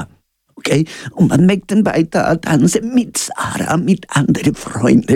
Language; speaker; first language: German; non-native, learner; Spanish